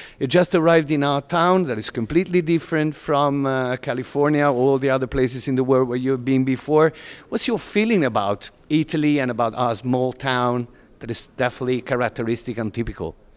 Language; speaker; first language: English; non-native, fluent; Italian